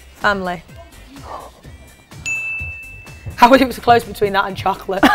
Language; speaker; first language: English; native; English